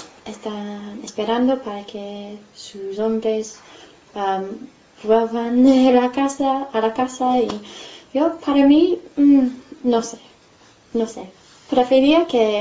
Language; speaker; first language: Spanish; non-native, fluent; English